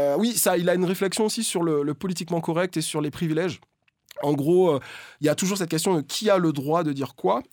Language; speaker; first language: French; native; French